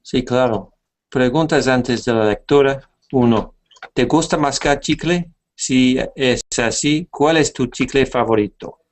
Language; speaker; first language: Spanish; non-native, fluent; English